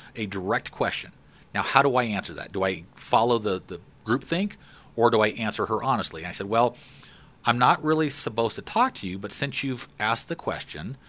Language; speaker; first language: English; native; English